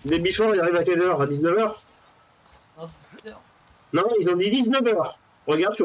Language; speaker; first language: French; native; French